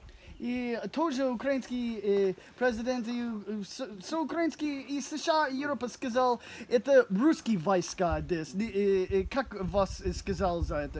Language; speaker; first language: Russian; non-native, learner; English